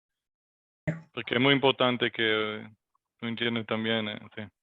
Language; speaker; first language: Spanish; non-native, learner; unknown